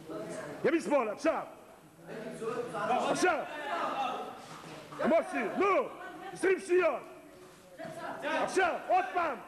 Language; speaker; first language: Hebrew; non-native, fluent; Russian